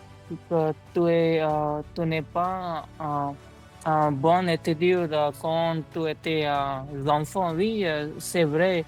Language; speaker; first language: French; non-native, learner; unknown